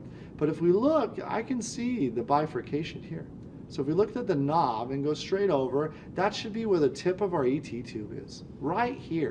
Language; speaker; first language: English; native; English